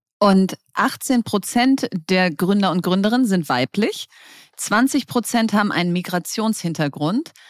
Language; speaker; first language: German; native; German